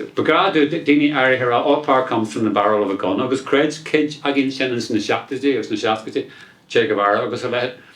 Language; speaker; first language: Irish; non-native, local second language; English